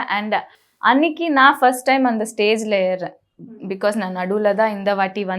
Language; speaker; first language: Tamil; non-native, local second language; Bangla